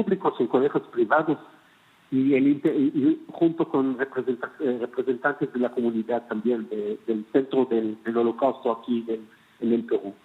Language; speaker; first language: Spanish; non-native, fluent; Hebrew